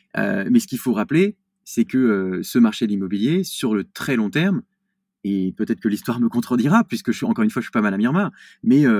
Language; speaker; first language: French; native; French